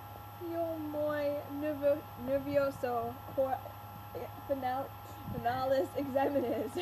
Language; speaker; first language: Spanish; non-native, learner; English